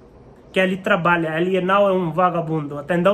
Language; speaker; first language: Portuguese; non-native, learner; Hindi